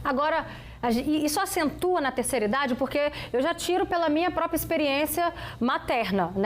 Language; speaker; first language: Portuguese; native; Portuguese